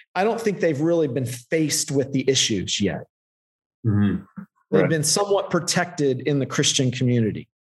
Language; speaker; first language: English; native; English